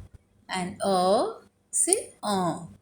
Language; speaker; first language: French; non-native, fluent; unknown